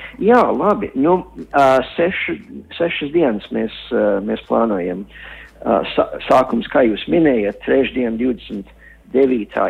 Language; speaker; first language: Latvian; early bilingual, heritage; Latvian